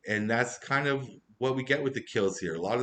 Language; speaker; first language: English; native; English